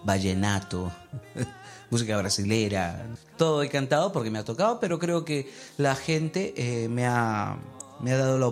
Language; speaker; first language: Spanish; native; Spanish